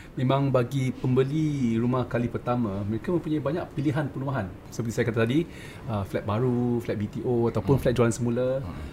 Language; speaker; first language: Malay; native; Malay